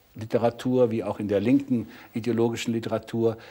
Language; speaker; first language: German; native; German